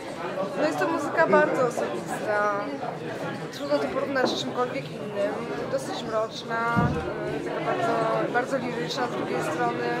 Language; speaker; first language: Polish; native; Polish